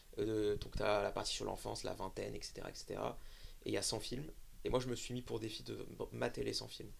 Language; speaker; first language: French; native; French